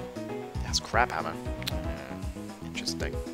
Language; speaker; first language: English; native; English